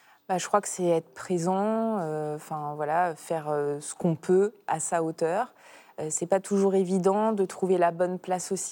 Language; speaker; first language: French; native; French